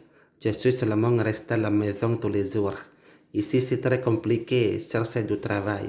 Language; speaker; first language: French; non-native, learner; Indonesian